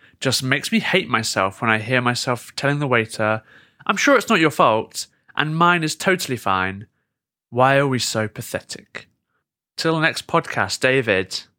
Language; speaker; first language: English; native; English